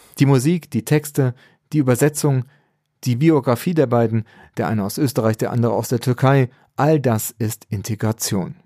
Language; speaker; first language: German; native; German